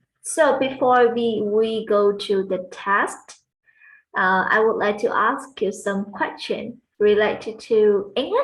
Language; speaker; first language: English; non-native, fluent; Vietnamese